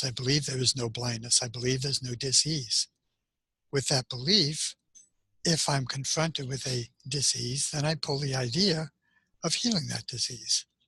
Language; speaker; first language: English; native; English